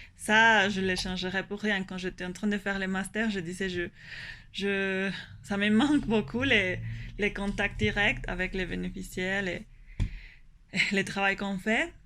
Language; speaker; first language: French; non-native, fluent; Spanish